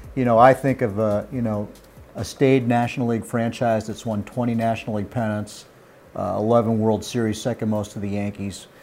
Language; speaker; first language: English; native; English